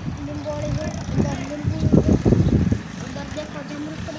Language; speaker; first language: Hindi; non-native, local second language; Gujarati